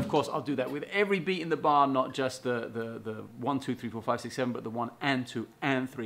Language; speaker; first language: English; native; English